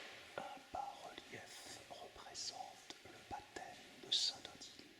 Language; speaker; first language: French; native; French